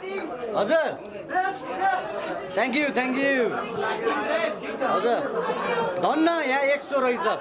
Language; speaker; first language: Nepali; native; Nepali